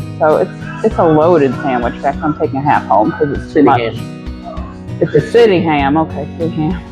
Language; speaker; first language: English; native; English